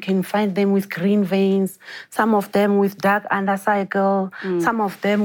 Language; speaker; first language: English; non-native, local second language; Venda